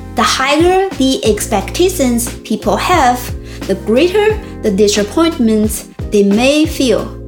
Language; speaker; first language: English; non-native, fluent; Chinese